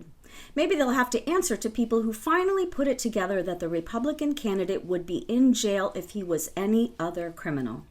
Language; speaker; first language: English; native; English